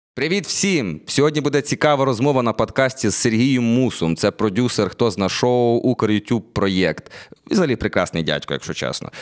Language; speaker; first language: Ukrainian; native; Ukrainian